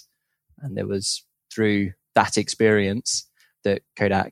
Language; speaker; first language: English; native; English